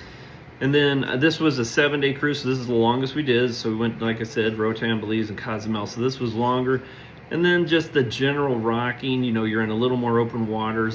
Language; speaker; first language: English; native; English